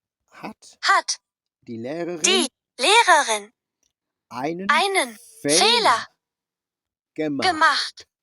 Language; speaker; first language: German; non-native, learner; English